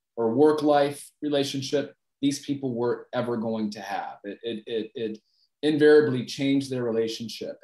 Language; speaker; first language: English; native; English